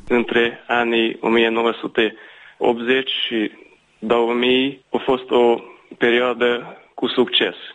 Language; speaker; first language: Romanian; early bilingual, heritage; Romanian